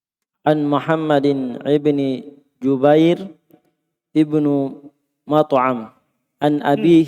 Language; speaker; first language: Arabic; non-native, learner; Indonesian